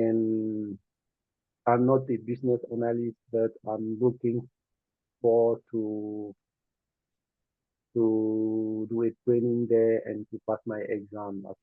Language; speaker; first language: English; non-native, learner; French